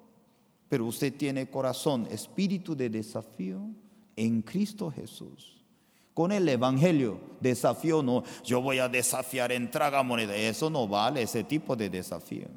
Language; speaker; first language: Spanish; non-native, fluent; Korean